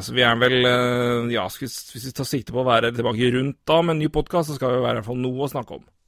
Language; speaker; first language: Norwegian; native; Norwegian